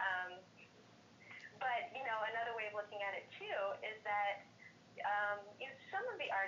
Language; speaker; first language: English; native; English